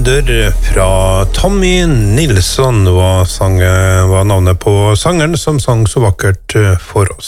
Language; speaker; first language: Norwegian; native; Norwegian